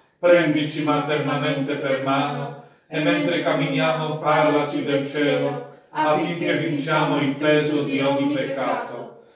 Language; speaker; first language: Italian; non-native, fluent; Polish